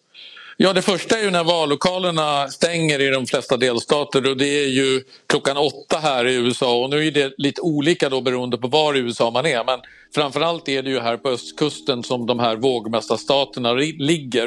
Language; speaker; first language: Swedish; native; Swedish